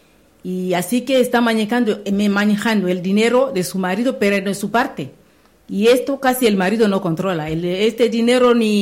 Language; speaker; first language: Spanish; non-native, learner; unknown